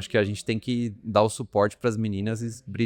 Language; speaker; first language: Portuguese; native; Portuguese